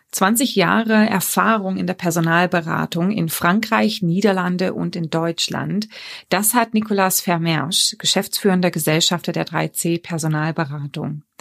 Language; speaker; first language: German; native; German